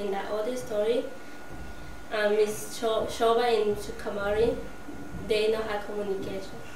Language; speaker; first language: English; non-native, learner; Spanish